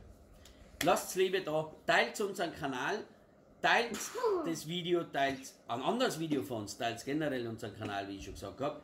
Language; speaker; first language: German; native; German